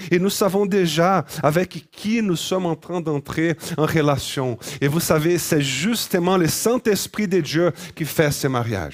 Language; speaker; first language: French; non-native, fluent; Portuguese